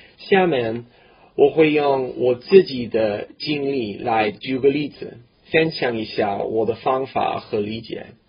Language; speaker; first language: Chinese; non-native, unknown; English